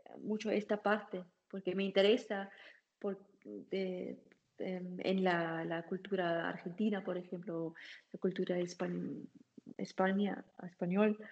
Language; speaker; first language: Spanish; non-native, learner; German